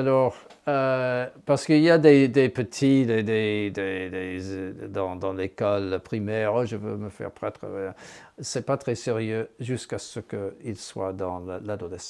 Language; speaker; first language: French; non-native, fluent; English